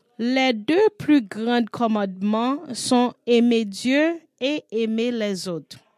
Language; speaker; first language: French; non-native, learner; English